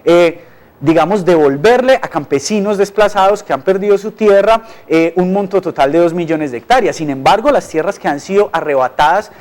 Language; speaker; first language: Spanish; native; Spanish